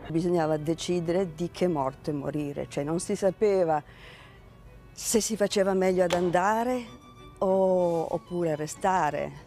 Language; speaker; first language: Italian; native; Italian